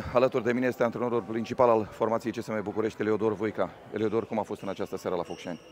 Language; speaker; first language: Romanian; native; Romanian